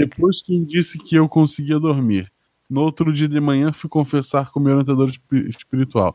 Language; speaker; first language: Portuguese; native; Portuguese